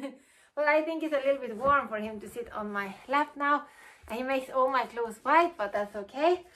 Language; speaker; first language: English; non-native, fluent; Norwegian